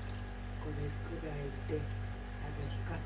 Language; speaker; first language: Japanese; native; Japanese